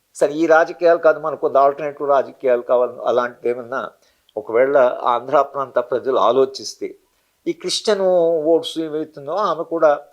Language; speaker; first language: Telugu; native; Telugu